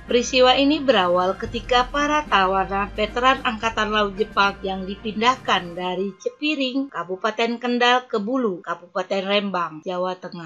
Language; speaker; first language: Indonesian; native; Indonesian